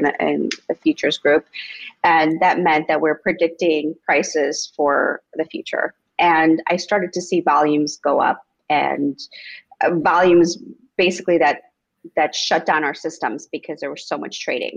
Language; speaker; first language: English; early bilingual, other home language; Spanish